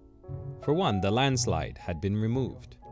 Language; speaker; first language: English; native; English